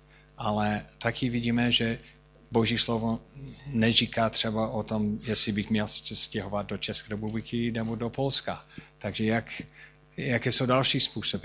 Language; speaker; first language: Czech; non-native, fluent; English